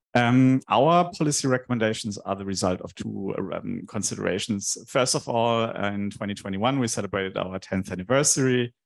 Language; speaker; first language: English; non-native, fluent; German